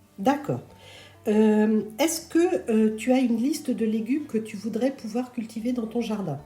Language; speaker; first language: French; native; French